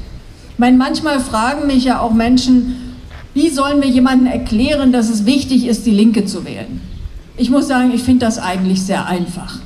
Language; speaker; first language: German; native; German